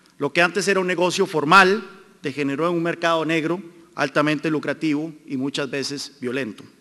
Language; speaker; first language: Spanish; native; Spanish